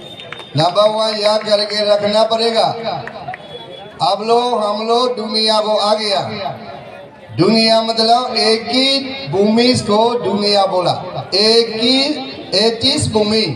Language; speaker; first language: Hindi; non-native, learner; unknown